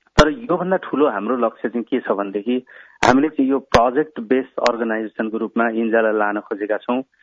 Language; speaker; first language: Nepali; native; Nepali